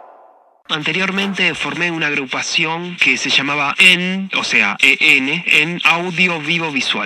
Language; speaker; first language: Spanish; native; Spanish